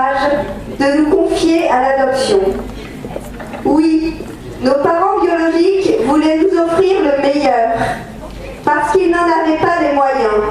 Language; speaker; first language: French; native; French